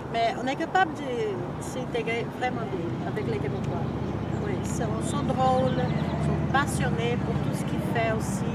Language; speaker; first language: French; non-native, fluent; Portuguese